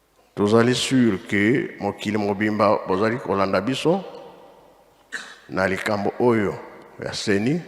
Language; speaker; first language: Lingala; non-native, local second language; Kongo